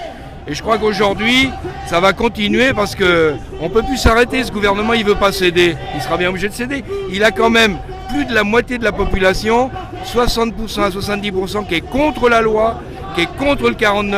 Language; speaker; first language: French; native; French